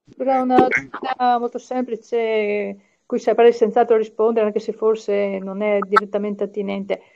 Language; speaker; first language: Italian; non-native, fluent; German